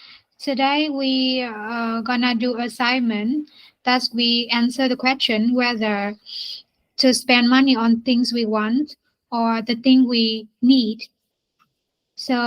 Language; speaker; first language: English; non-native, learner; Vietnamese